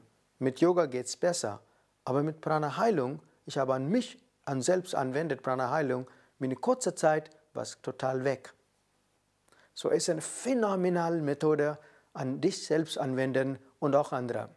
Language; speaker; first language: German; non-native, learner; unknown